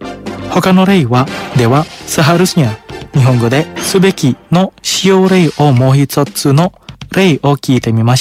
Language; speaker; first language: Japanese; non-native, fluent; Indonesian